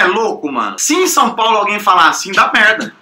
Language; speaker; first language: Portuguese; native; Portuguese